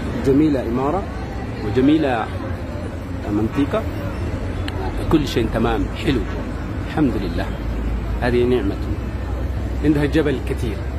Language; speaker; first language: Arabic; non-native, learner; Amharic